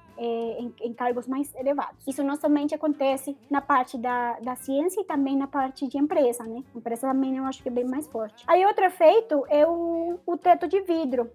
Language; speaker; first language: Portuguese; non-native, fluent; Spanish